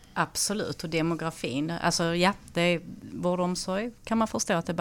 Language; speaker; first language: Swedish; native; Swedish